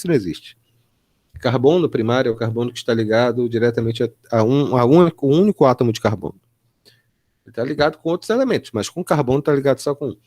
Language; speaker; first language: Portuguese; native; Portuguese